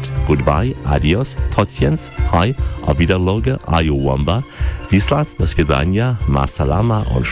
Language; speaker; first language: German; native; German